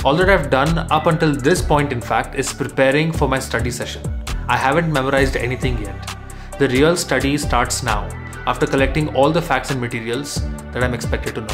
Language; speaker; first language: English; non-native, local second language; Hindi